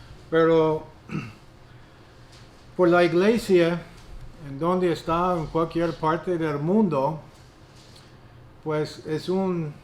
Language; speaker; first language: Spanish; non-native, fluent; English